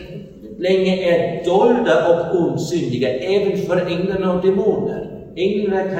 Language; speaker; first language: Swedish; non-native, fluent; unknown